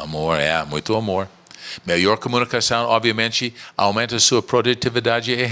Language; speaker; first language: Portuguese; non-native, learner; English